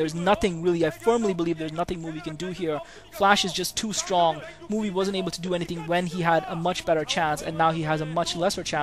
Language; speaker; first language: English; native; English